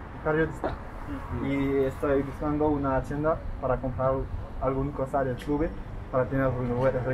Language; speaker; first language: Spanish; non-native, fluent; French